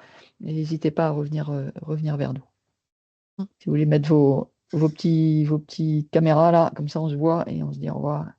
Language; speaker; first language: French; native; French